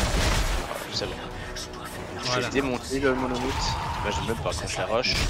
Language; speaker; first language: French; native; French